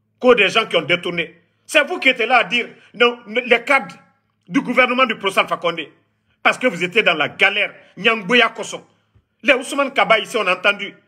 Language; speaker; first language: French; non-native, local second language; Mandingo